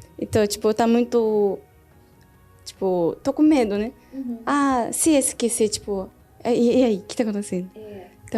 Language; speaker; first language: Portuguese; non-native, learner; Japanese